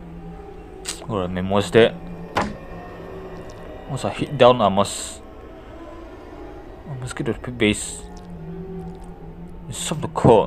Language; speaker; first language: English; non-native, fluent; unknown